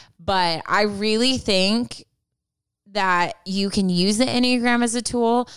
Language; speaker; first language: English; native; English